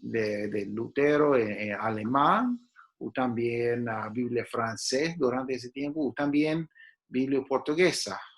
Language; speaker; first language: Spanish; non-native, fluent; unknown